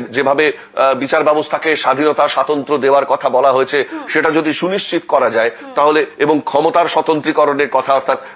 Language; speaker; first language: Bangla; native; Bangla